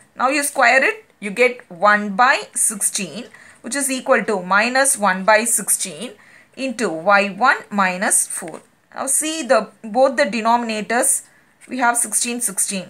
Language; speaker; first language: English; non-native, local second language; Tamil